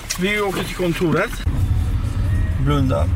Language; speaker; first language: Swedish; early bilingual, other home language; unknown